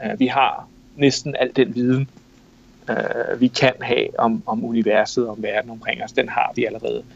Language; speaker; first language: Danish; native; Danish